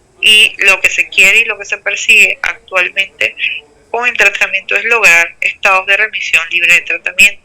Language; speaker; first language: Spanish; native; Spanish